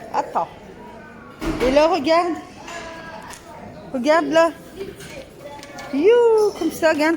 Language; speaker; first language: French; native; French